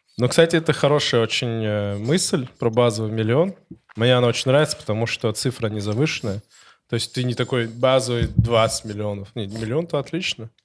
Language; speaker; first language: Russian; non-native, local second language; Ossetic